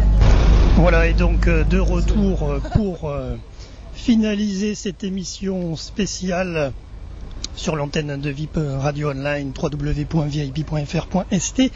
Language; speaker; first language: French; native; French